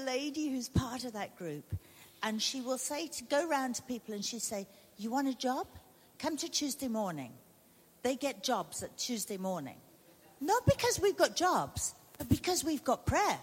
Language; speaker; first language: English; native; English